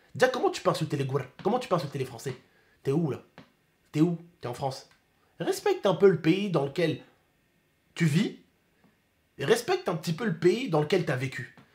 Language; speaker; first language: French; early bilingual, other home language; Arabic